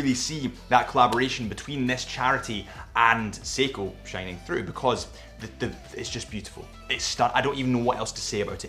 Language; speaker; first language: English; native; English